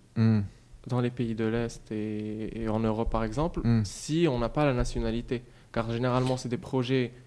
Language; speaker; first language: French; non-native, local second language; Arabic